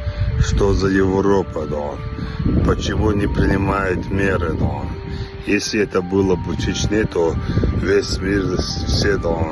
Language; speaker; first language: Russian; non-native, local second language; Chechen